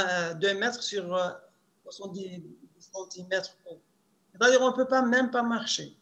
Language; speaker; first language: French; non-native, local second language; Arabic